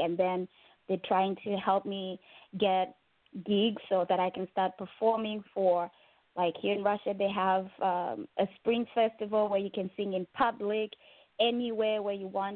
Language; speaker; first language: English; non-native, local second language; Shona